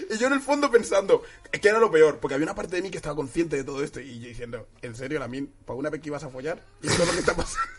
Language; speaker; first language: Spanish; early bilingual, other home language; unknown